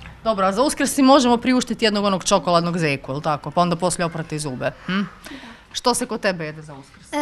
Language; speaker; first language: Croatian; native; Croatian